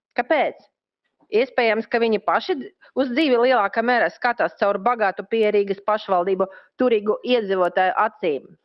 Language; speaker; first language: Latvian; non-native, local second language; Russian